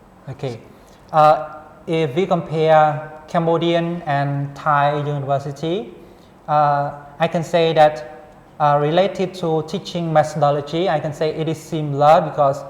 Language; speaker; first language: English; non-native, fluent; Khmer